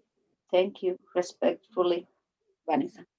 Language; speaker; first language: English; non-native, learner; Spanish